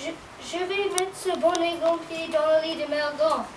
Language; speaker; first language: French; non-native, learner; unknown